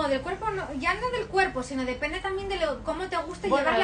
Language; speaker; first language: Spanish; native; Spanish